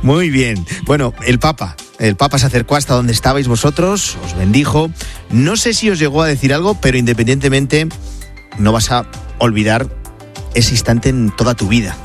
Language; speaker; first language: Spanish; native; Spanish